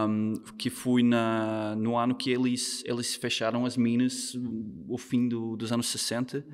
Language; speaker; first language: Portuguese; non-native, fluent; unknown